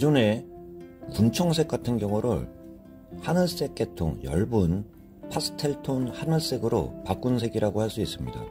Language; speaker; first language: Korean; native; Korean